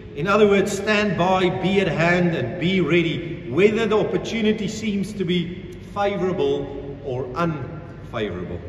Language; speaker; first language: English; non-native, local second language; Afrikaans